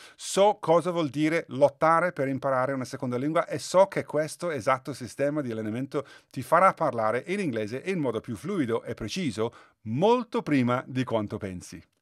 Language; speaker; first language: Italian; non-native, fluent; English